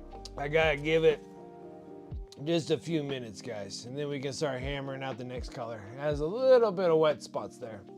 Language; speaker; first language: English; native; English